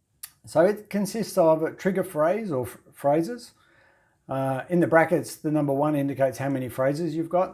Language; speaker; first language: English; native; English